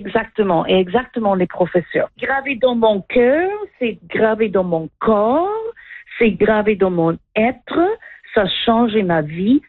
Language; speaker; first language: French; non-native, local second language; English